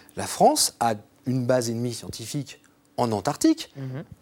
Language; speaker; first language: French; native; French